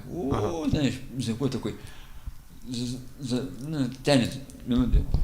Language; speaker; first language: Russian; non-native, local second language; Lithuanian